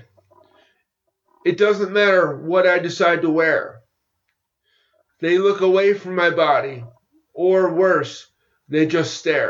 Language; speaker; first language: English; native; English